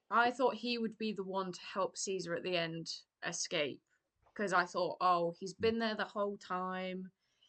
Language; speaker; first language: English; native; English